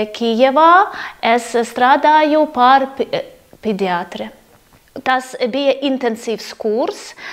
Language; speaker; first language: Latvian; non-native, learner; Ukrainian